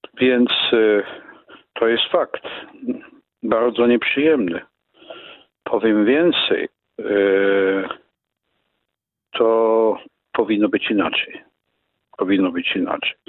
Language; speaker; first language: Polish; non-native, fluent; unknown